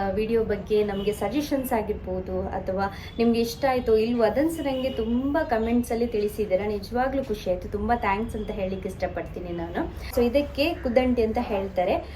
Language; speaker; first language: Kannada; non-native, local second language; Tulu